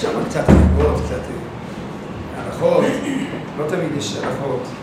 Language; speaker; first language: Hebrew; native; Hebrew